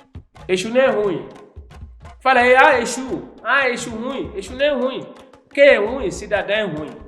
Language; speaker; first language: Portuguese; non-native, learner; Yoruba